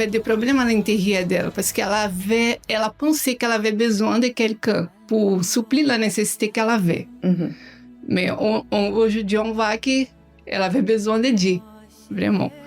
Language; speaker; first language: French; non-native, learner; Portuguese